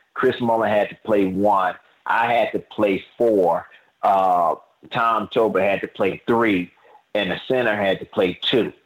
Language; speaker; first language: English; native; English